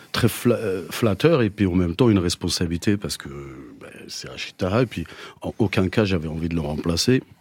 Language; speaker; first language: French; native; French